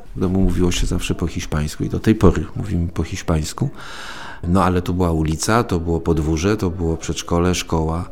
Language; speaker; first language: Polish; early bilingual, other home language; Spanish